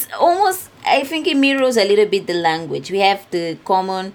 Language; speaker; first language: English; non-native, fluent; Portuguese